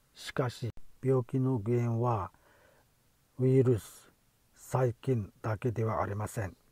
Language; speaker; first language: Japanese; non-native, fluent; Uyghur